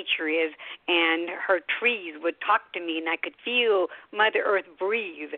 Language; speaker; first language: English; early bilingual, other home language; Spanish